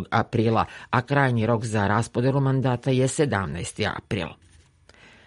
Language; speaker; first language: Serbian; native; Serbian